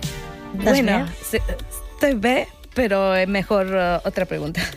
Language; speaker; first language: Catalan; non-native, learner; Italian